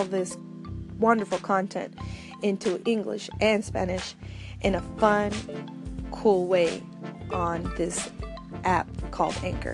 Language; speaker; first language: English; native; English